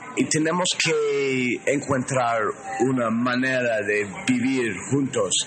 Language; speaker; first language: Spanish; non-native, learner; English